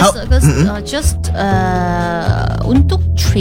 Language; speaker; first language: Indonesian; non-native, learner; Korean